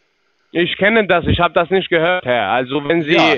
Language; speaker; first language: German; non-native, learner; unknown